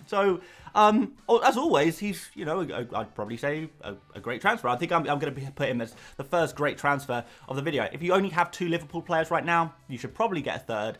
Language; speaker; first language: English; native; English